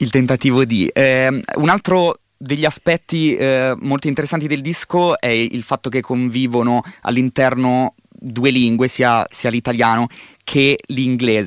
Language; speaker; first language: Italian; native; Italian